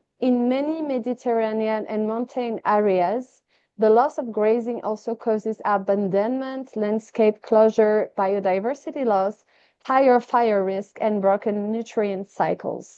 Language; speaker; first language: English; non-native, fluent; French